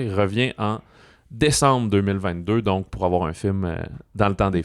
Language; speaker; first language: French; native; French